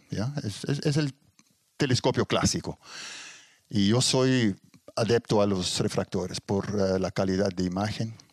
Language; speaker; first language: Spanish; non-native, fluent; Dutch